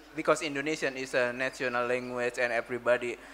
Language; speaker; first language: English; non-native, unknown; Sundanese